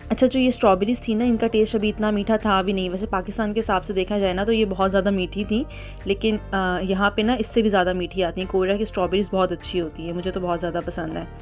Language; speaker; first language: Urdu; native; Urdu